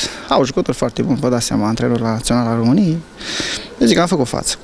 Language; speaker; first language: Romanian; native; Romanian